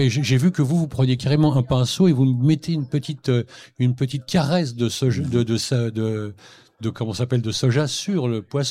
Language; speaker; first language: French; native; French